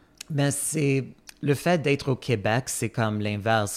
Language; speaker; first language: French; non-native, fluent; English